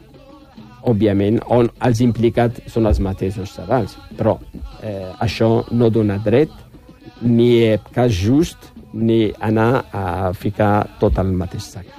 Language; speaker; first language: Catalan; non-native, fluent; Riffian